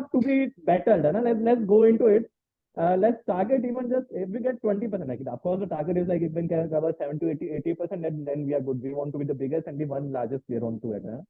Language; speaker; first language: English; non-native, local second language; Hindi